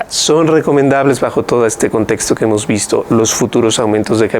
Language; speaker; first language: Spanish; native; Spanish